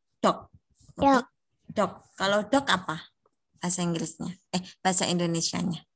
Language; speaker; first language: Indonesian; native; Indonesian